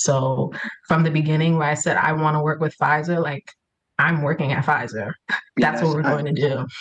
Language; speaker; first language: English; early bilingual, other home language; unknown